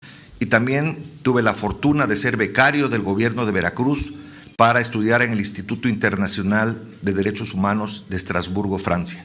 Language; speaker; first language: Spanish; native; Spanish